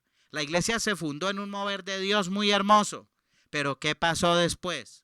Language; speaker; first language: Spanish; native; Spanish